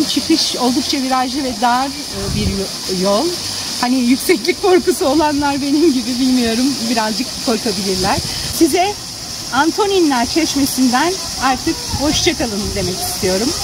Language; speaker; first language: Turkish; native; Turkish